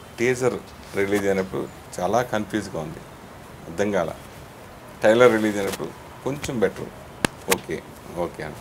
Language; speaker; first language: Telugu; native; Telugu